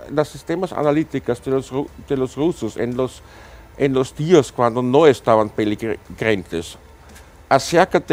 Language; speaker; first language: Spanish; non-native, fluent; German